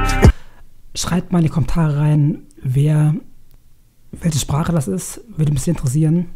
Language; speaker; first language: German; native; German